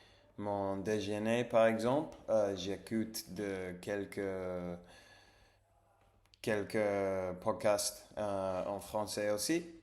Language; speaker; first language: French; non-native, learner; English